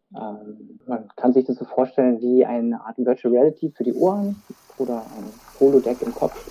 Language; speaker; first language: German; native; German